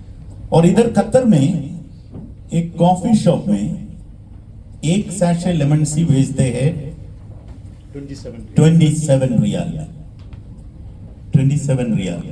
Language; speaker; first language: Hindi; non-native, learner; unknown